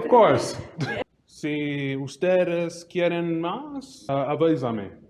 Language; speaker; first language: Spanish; non-native, learner; English